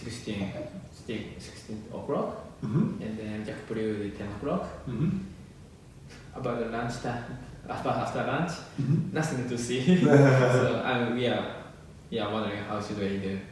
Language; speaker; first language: English; non-native, learner; Japanese